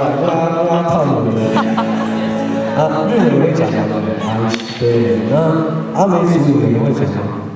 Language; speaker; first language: Chinese; non-native, local second language; Amis